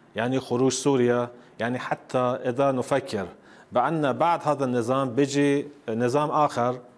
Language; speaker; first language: Arabic; non-native, fluent; Persian